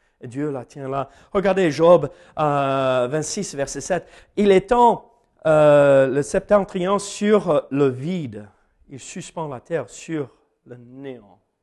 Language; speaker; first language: French; non-native, fluent; English